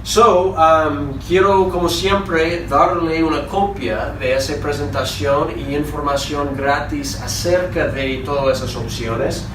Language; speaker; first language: Spanish; non-native, fluent; English